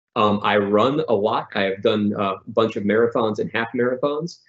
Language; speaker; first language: English; native; English